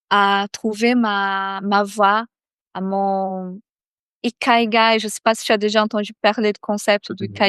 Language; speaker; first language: French; non-native, fluent; Portuguese